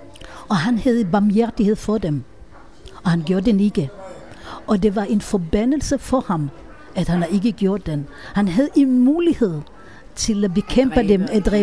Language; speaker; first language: Danish; non-native, fluent; Hebrew